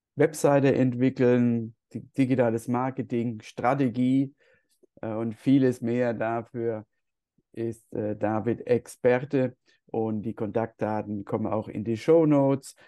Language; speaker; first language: German; native; German